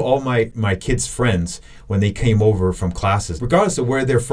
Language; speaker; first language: English; native; English